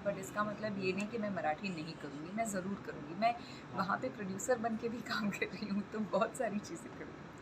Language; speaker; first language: Hindi; non-native, local second language; Marathi